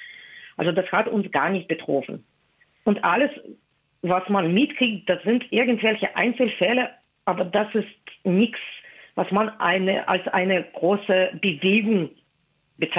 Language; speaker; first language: German; non-native, fluent; Russian